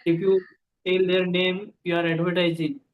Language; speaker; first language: English; non-native, local second language; Marathi